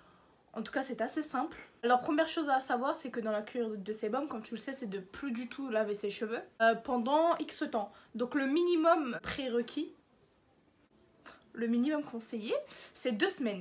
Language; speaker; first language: French; native; French